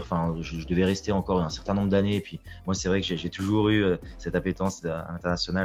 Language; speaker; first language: French; native; French